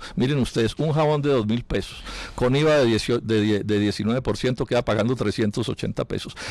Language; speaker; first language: Spanish; native; Spanish